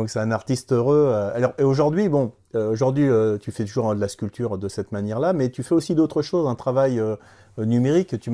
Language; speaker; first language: French; native; French